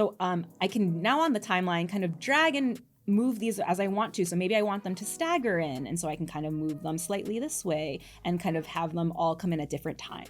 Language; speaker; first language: English; native; English